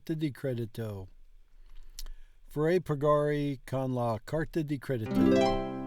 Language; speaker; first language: Italian; non-native, learner; English